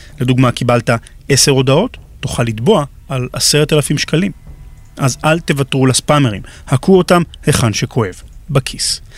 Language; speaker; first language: Hebrew; native; Hebrew